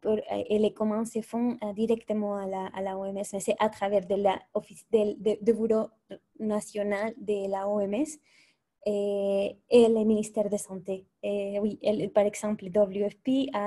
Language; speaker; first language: French; non-native, fluent; Spanish